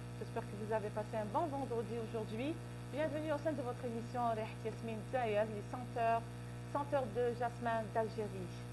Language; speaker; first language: French; non-native, local second language; Kabyle